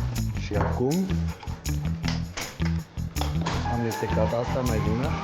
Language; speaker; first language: Romanian; non-native, learner; Swiss German